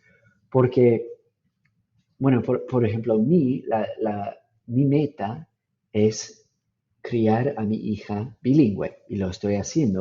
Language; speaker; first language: Spanish; non-native, fluent; English